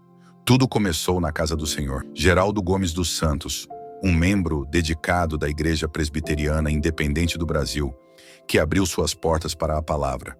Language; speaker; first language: Portuguese; native; Portuguese